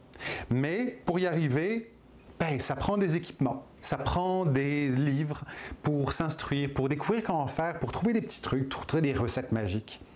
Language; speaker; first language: French; native; French